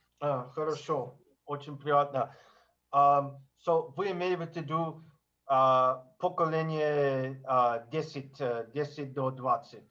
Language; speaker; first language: Russian; non-native, learner; English